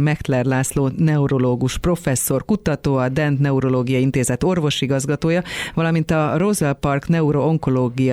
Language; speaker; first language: Hungarian; native; Hungarian